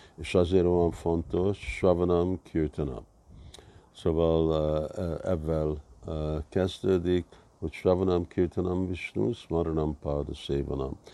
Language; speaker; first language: Hungarian; early bilingual, heritage; Hungarian